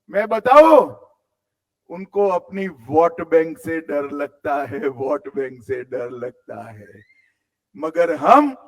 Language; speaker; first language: Hindi; non-native, local second language; Gujarati